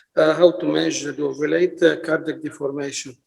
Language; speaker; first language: English; non-native, learner; Bulgarian